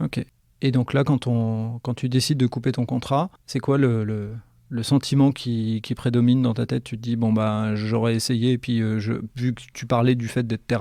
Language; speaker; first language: French; native; French